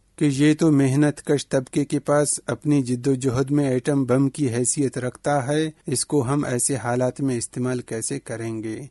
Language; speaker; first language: Urdu; non-native, local second language; Baluchi